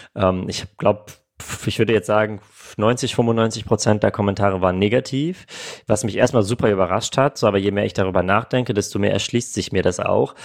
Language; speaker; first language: German; early bilingual, other home language; Armenian